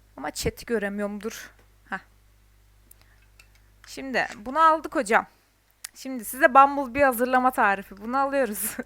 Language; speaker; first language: Turkish; native; Turkish